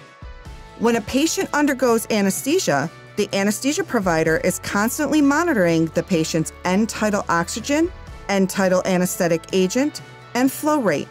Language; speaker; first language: English; native; English